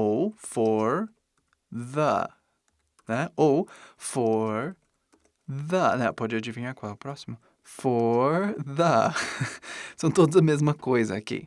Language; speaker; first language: Portuguese; non-native, fluent; English